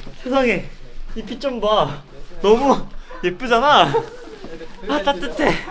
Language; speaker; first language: Korean; native; Korean